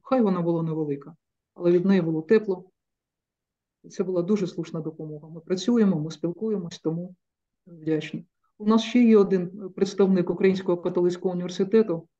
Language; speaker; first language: Ukrainian; native; Ukrainian